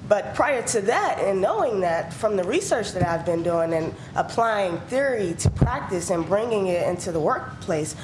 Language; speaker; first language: English; native; English